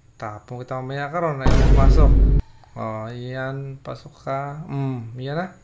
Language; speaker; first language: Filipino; non-native, local second language; Hiligaynon